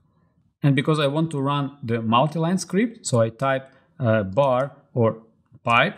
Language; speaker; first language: English; non-native, fluent; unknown